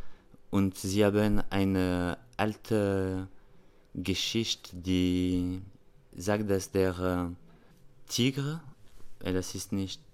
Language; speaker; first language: German; non-native, learner; French